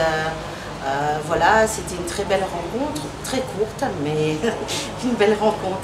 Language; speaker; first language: French; native; French